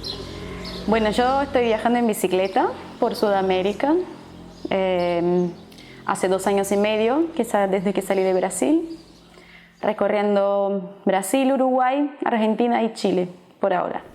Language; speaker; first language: Spanish; non-native, fluent; Portuguese